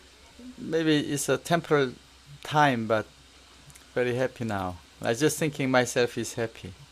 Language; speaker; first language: English; non-native, learner; Korean